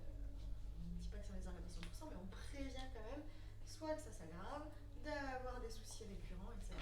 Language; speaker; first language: French; native; French